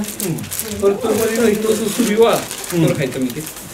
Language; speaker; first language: Japanese; non-native, learner; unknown